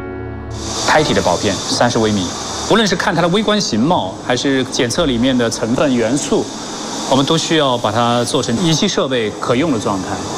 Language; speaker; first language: Chinese; native; Chinese